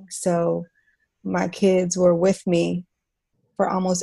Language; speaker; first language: English; native; English